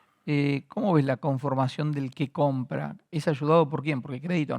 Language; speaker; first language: Spanish; native; Spanish